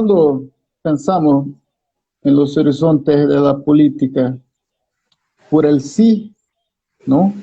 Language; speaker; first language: Spanish; non-native, fluent; Portuguese